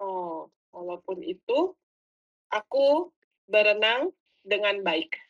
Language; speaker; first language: Indonesian; non-native, fluent; English